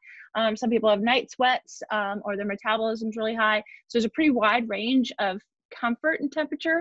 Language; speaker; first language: English; native; English